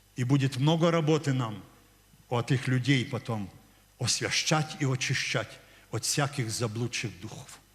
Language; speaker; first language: Russian; non-native, local second language; Ukrainian